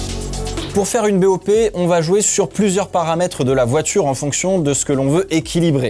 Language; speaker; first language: French; native; French